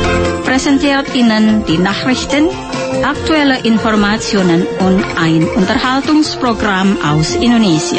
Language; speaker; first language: German; non-native, local second language; Indonesian